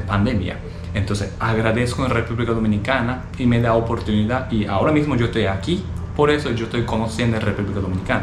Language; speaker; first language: Spanish; non-native, learner; Japanese